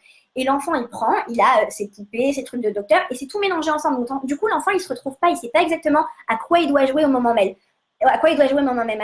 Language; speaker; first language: French; native; French